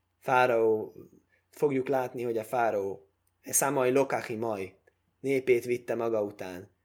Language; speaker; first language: Hungarian; early bilingual, heritage; Hungarian